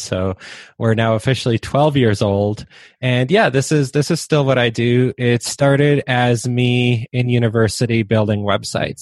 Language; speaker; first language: English; non-native, fluent; Polish